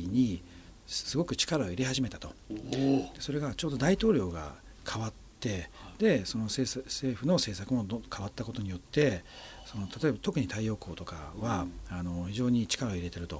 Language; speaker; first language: Japanese; native; Japanese